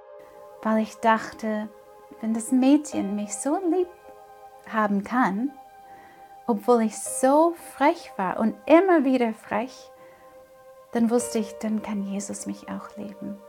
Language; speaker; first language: German; non-native, fluent; English